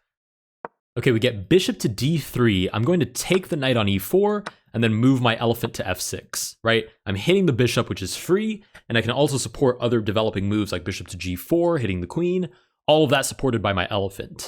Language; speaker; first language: English; native; English